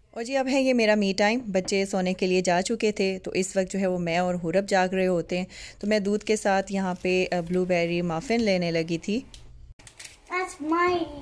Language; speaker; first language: Hindi; native; Hindi